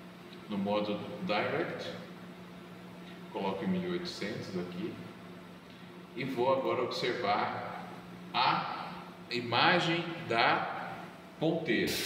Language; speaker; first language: Portuguese; native; Portuguese